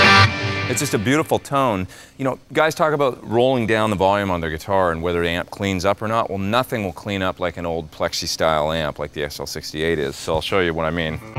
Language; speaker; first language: English; native; English